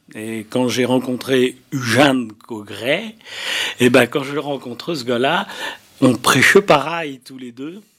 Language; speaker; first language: French; native; French